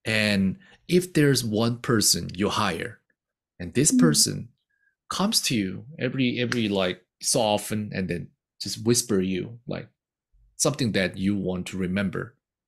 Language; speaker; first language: English; non-native, fluent; Korean